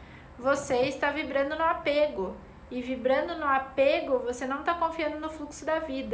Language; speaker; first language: Portuguese; native; Portuguese